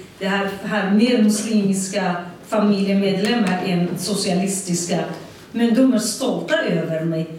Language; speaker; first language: Swedish; non-native, fluent; Central Kurdish